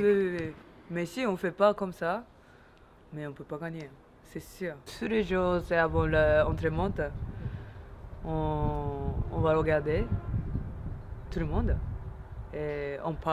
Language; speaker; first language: French; non-native, fluent; Japanese